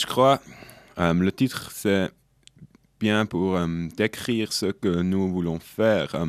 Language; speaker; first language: French; non-native, local second language; German